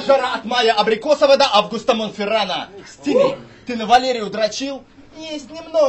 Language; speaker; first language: Russian; native; Russian